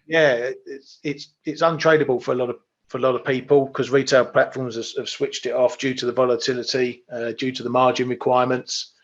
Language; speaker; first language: English; native; English